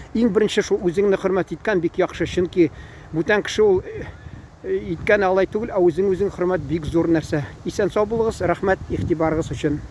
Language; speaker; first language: Tatar; early bilingual, heritage; Tatar